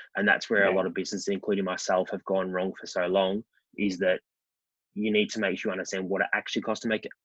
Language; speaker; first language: English; native; English